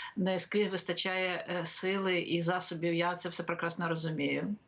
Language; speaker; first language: Ukrainian; native; Ukrainian